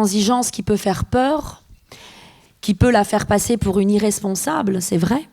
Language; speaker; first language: French; early bilingual, other home language; Persian